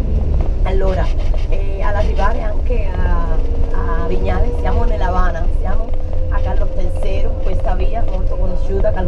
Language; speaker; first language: Italian; non-native, fluent; Spanish